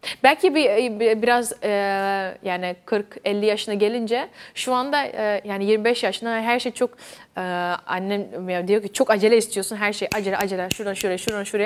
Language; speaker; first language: Turkish; early bilingual, heritage; Dutch